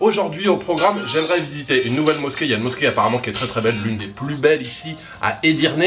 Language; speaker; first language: French; native; French